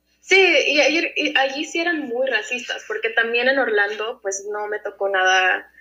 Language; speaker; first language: Spanish; early bilingual, heritage; Spanish